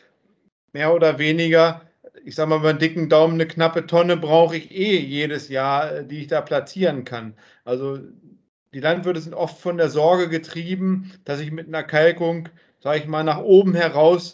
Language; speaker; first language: German; native; German